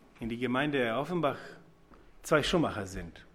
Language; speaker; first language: German; non-native, fluent; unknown